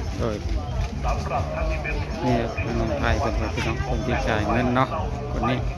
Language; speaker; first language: Thai; non-native, local second language; Lao